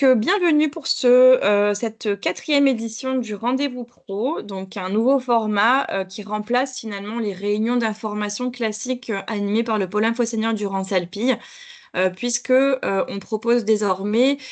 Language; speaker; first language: French; native; French